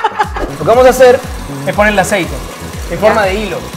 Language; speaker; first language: Spanish; native; Spanish